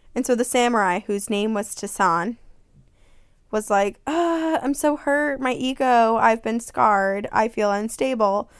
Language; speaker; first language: English; native; English